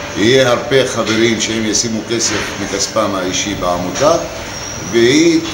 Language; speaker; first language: Hebrew; non-native, local second language; Arabic